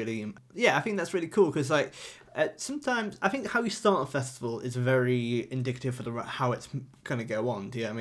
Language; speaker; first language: English; native; English